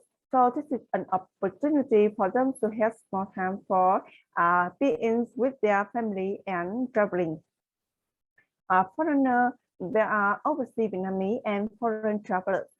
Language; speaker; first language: English; non-native, learner; Vietnamese